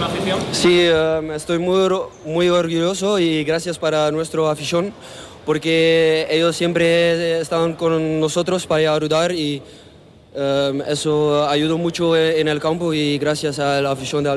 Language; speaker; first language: Spanish; non-native, learner; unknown